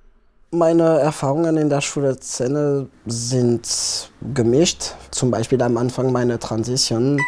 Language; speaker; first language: German; non-native, fluent; French